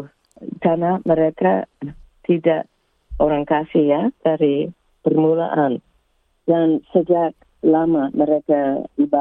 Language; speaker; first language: Indonesian; early bilingual, heritage; English